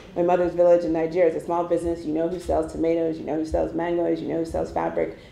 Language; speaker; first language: English; non-native, local second language; Igbo